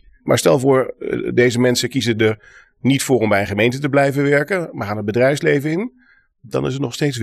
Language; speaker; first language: Dutch; native; Dutch